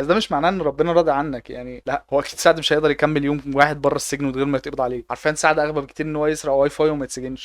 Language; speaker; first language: Arabic; native; Arabic